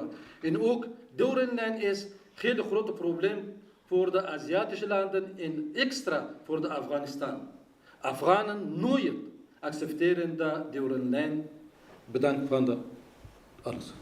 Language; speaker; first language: Dutch; non-native, learner; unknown